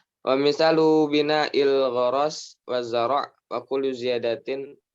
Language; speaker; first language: Arabic; non-native, learner; Indonesian